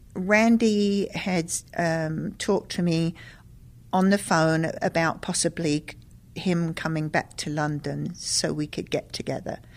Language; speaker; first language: English; native; English